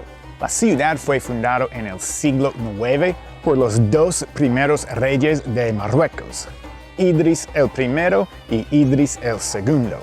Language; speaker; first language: Spanish; non-native, fluent; English